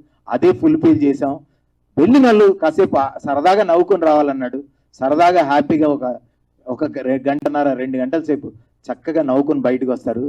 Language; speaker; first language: Telugu; native; Telugu